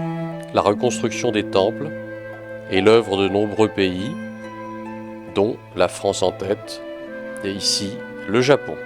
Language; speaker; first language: French; native; French